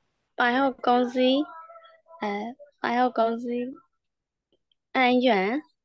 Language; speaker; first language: Chinese; non-native, learner; Thai